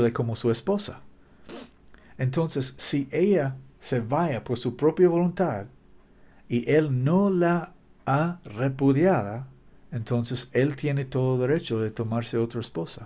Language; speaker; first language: Spanish; non-native, learner; English